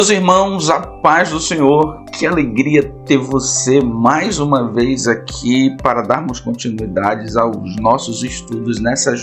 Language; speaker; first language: Portuguese; native; Portuguese